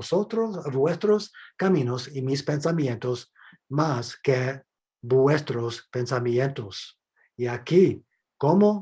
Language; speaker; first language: Spanish; non-native, fluent; English